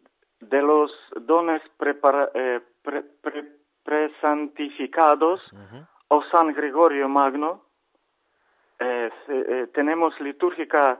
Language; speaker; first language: Spanish; non-native, learner; Ukrainian